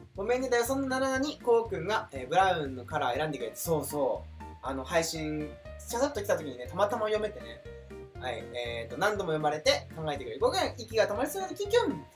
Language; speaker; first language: Japanese; native; Japanese